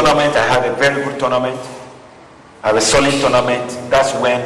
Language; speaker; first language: English; non-native, local second language; Ga